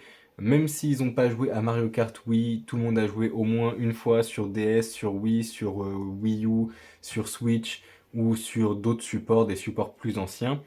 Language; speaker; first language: French; native; French